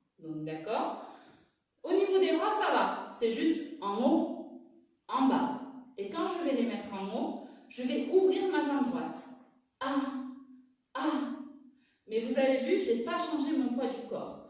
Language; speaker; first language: French; native; French